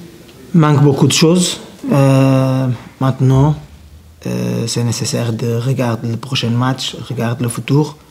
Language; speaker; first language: French; non-native, learner; Portuguese